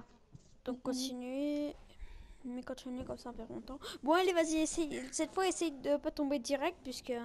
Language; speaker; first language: French; native; French